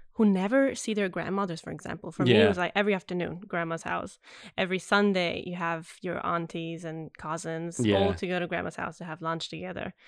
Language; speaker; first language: English; non-native, fluent; Italian